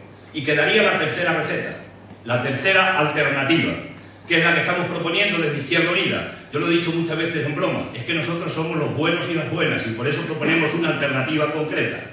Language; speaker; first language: Spanish; native; Spanish